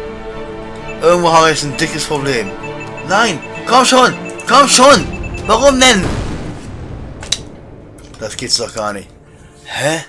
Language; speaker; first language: German; native; German